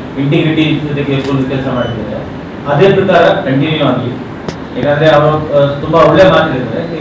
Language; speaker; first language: Kannada; non-native, local second language; Hindi